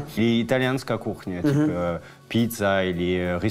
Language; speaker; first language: Russian; non-native, fluent; French